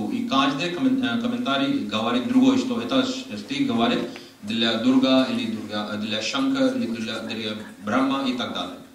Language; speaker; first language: Russian; non-native, learner; Hindi